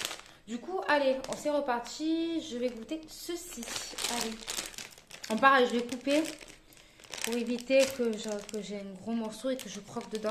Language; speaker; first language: French; native; French